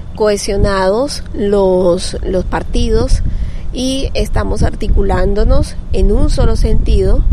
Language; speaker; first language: Spanish; native; Spanish